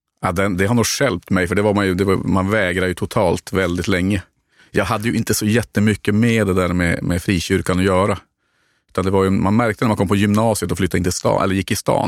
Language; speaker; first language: Swedish; native; Swedish